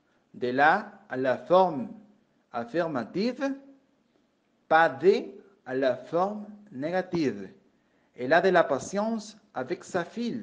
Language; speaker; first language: French; non-native, fluent; Spanish